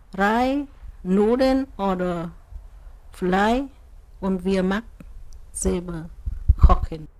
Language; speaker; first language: German; non-native, learner; Vietnamese